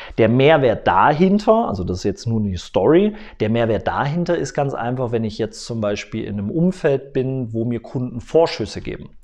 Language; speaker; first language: German; native; German